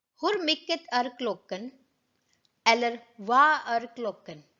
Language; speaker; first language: Swedish; non-native, learner; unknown